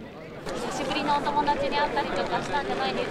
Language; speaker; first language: Japanese; native; Japanese